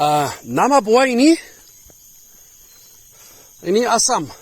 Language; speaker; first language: Indonesian; non-native, learner; German